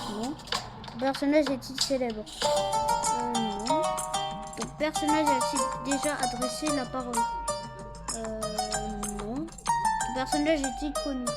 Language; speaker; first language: French; non-native, local second language; Arabic